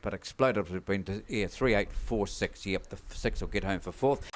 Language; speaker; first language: English; native; English